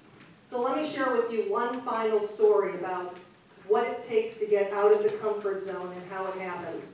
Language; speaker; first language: English; native; English